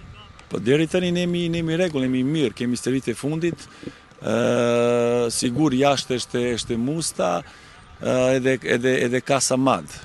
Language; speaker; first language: Albanian; non-native, learner; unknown